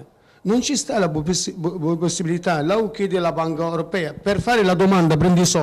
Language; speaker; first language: Italian; non-native, learner; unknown